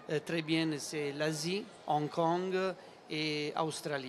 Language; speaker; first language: French; non-native, learner; Italian